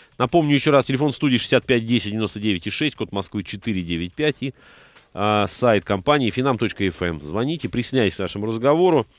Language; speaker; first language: Russian; native; Russian